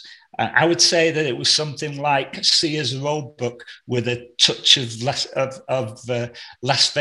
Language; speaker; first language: English; native; English